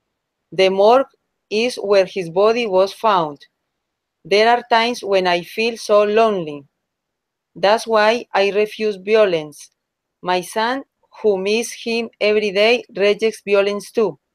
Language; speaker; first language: English; non-native, learner; Spanish